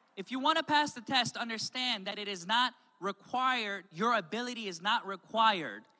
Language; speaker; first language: English; native; English